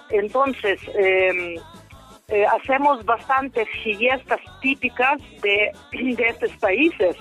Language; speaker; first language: Spanish; non-native, fluent; Ukrainian